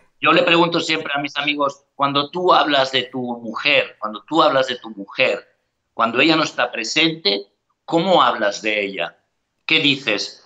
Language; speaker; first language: Spanish; native; Spanish